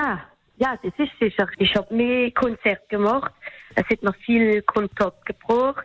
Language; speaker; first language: German; non-native, local second language; French